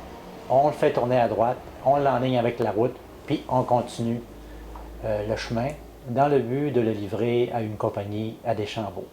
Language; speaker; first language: French; native; French